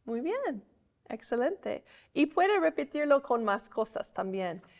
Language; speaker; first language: Spanish; non-native, learner; English